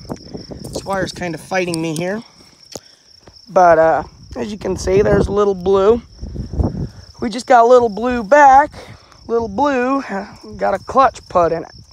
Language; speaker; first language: English; native; English